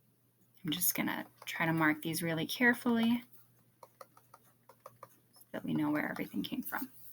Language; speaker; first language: English; native; English